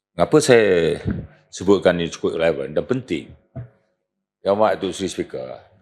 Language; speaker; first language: Malay; native; Malay